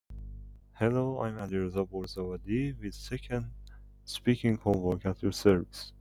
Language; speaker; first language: English; non-native, learner; Persian